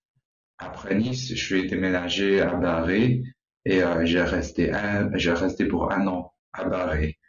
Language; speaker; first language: French; non-native, learner; Chinese